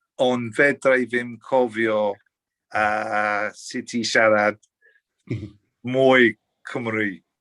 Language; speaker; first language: Welsh; non-native, learner; English